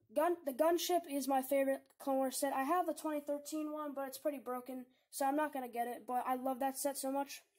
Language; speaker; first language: English; native; English